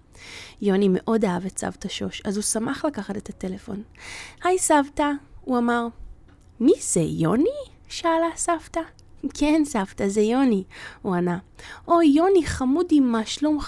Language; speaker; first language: Hebrew; native; Hebrew